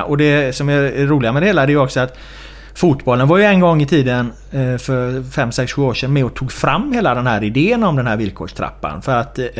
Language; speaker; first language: Swedish; native; Swedish